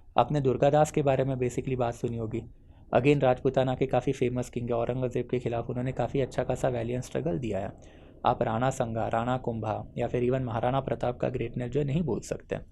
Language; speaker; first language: Hindi; non-native, local second language; Marathi